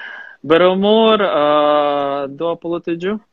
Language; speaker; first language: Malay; non-native, fluent; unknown